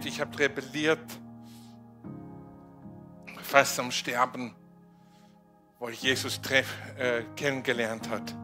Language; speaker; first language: German; non-native, fluent; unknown